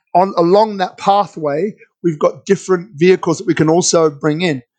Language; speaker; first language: English; native; English